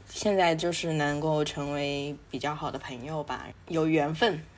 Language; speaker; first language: Chinese; native; Chinese